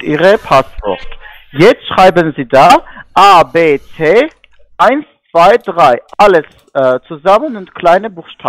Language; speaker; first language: German; non-native, learner; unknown